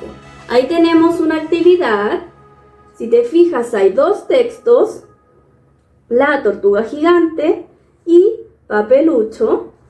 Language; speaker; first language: Spanish; native; Spanish